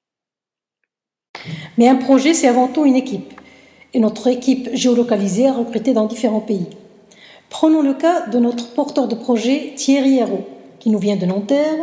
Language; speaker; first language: French; non-native, local second language; Arabic